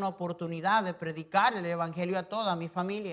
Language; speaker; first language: Spanish; non-native, fluent; English